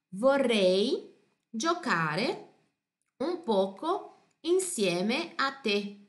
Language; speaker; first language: Italian; non-native, fluent; Portuguese